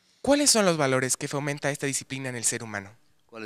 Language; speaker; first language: Spanish; native; Spanish